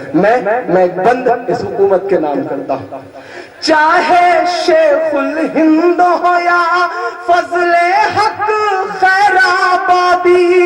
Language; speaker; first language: Hindi; native; Hindi